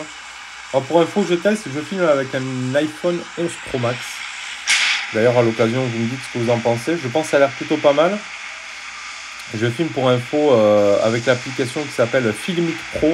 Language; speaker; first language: French; native; French